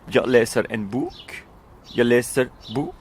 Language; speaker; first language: Swedish; non-native, fluent; French